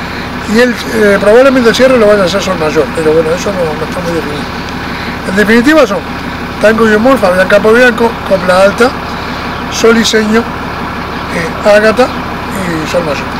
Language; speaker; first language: Spanish; native; Spanish